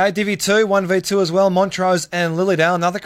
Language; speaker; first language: English; native; English